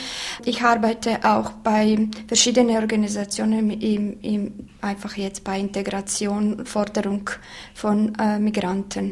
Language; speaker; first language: German; non-native, fluent; Bosnian